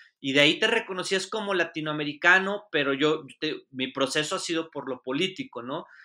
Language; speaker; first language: Spanish; native; Spanish